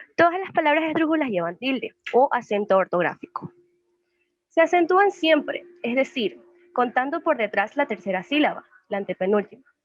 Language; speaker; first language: Spanish; native; Spanish